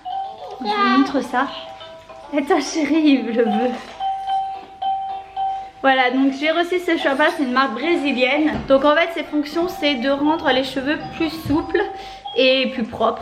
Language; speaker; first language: French; native; French